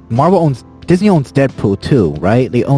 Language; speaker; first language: English; native; English